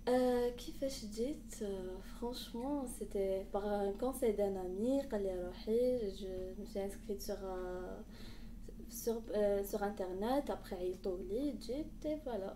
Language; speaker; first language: French; non-native, local second language; Arabic